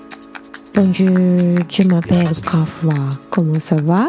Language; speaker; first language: French; non-native, learner; Japanese